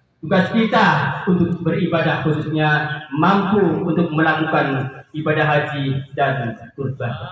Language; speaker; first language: Indonesian; native; Indonesian